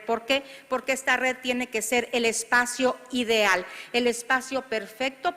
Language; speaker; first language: Spanish; native; Spanish